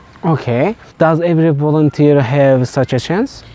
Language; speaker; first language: English; non-native, learner; Turkish